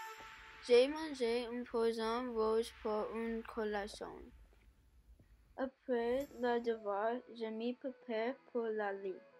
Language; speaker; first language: French; non-native, learner; English